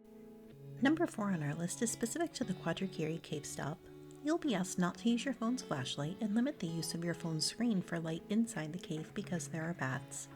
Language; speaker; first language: English; native; English